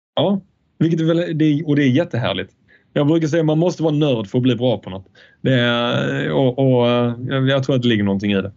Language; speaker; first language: Swedish; native; Swedish